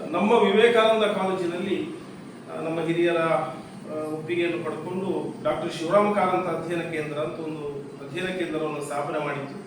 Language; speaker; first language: Kannada; native; Kannada